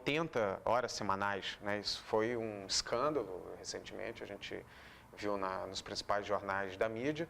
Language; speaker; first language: Portuguese; native; Portuguese